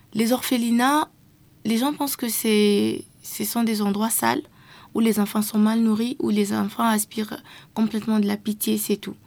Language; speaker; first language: French; non-native, local second language; Lingala